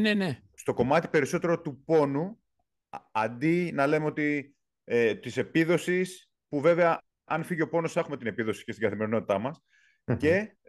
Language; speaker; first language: Greek; native; Greek